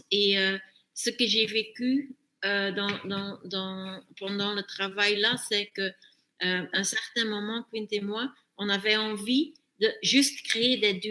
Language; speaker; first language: French; non-native, fluent; Dutch